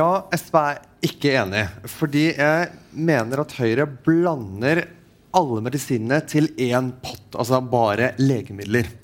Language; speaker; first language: Norwegian; non-native, fluent; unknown